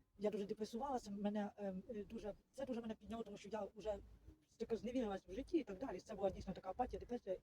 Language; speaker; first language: Ukrainian; non-native, local second language; Russian